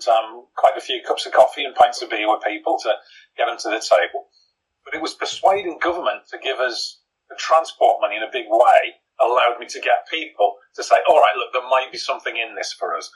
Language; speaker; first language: English; native; English